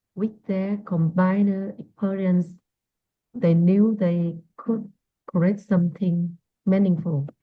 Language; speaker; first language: English; non-native, learner; Vietnamese